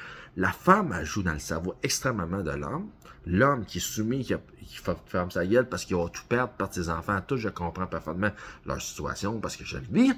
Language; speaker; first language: French; native; French